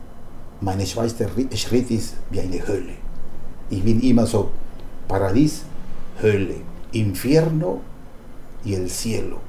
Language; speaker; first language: German; non-native, learner; Spanish